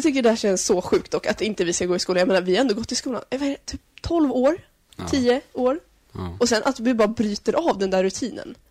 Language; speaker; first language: Swedish; native; Swedish